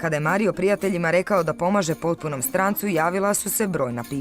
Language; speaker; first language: Croatian; native; Croatian